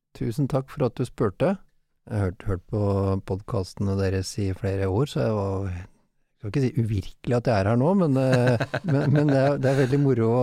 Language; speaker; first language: Norwegian; native; Norwegian